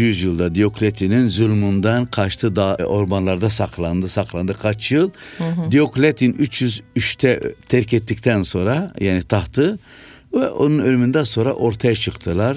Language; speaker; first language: Turkish; non-native, local second language; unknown